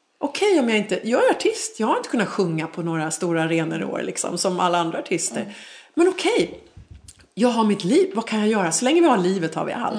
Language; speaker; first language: Swedish; native; Swedish